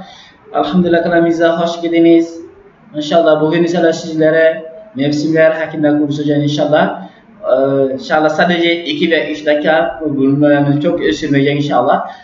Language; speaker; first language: Turkish; non-native, learner; French